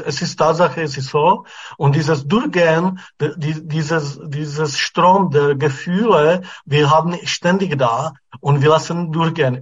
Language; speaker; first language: German; non-native, fluent; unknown